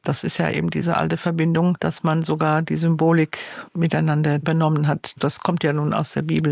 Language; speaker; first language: German; native; German